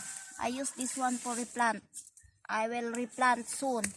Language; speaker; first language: English; non-native, learner; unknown